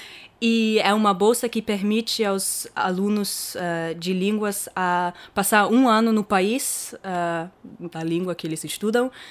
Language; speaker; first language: Portuguese; early bilingual, heritage; German